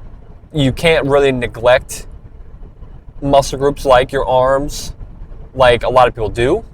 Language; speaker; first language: English; native; English